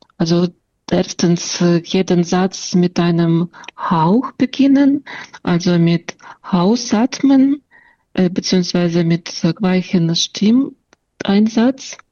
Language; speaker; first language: German; non-native, fluent; Russian